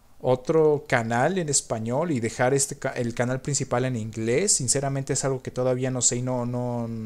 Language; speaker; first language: Spanish; native; Spanish